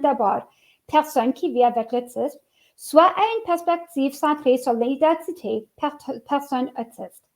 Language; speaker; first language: French; native; French